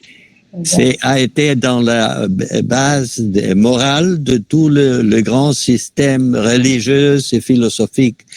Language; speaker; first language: French; non-native, fluent; Spanish